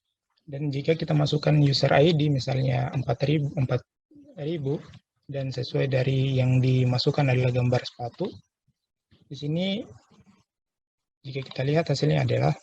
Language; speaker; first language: Indonesian; native; Indonesian